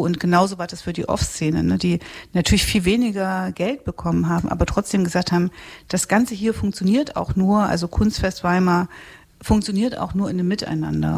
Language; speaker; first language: German; native; German